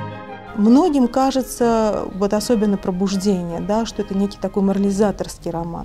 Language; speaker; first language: Russian; native; Russian